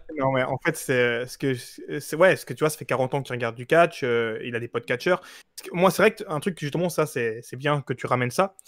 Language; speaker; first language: French; early bilingual, other home language; Portuguese